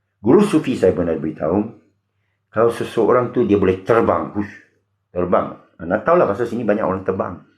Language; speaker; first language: Malay; non-native, local second language; Min Nan Chinese